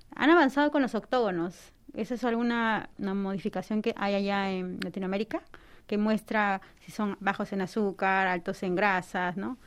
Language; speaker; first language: Spanish; native; Spanish